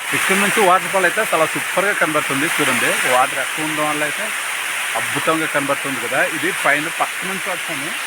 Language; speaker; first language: Telugu; non-native, local second language; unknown